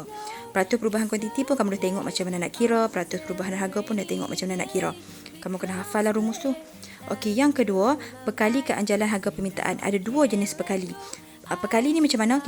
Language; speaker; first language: Malay; native; Malay